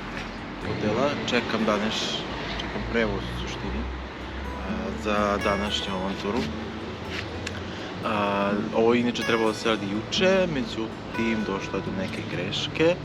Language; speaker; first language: Bosnian; native; Bosnian